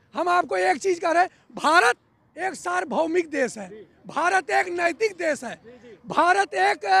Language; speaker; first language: Hindi; native; Hindi